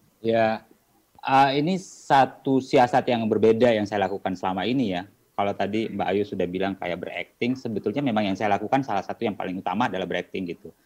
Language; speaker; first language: Indonesian; non-native, local second language; Buginese